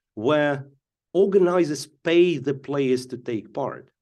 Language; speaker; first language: English; non-native, fluent; Russian